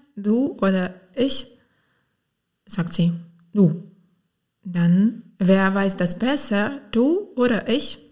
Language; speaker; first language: German; non-native, fluent; Ukrainian